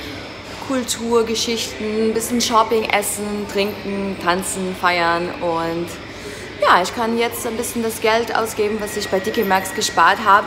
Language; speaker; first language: German; non-native, fluent; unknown